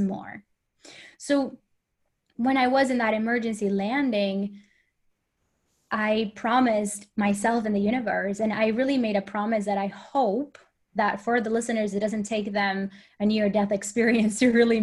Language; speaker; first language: English; non-native, fluent; Spanish